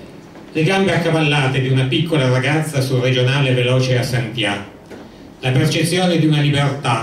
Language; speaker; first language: Italian; native; Italian